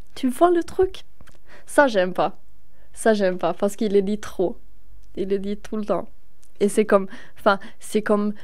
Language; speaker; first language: French; non-native, fluent; Swedish